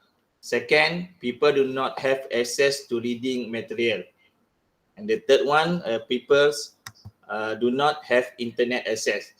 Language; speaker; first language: English; non-native, local second language; Malay